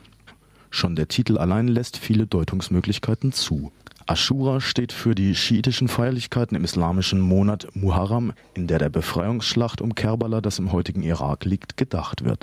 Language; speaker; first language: German; native; German